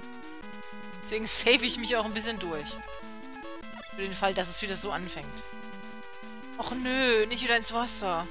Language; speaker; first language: German; native; German